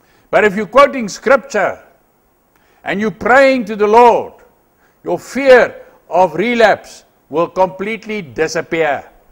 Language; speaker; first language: English; non-native, local second language; Afrikaans